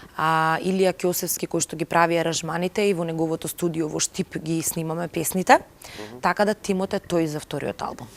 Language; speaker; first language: Macedonian; native; Macedonian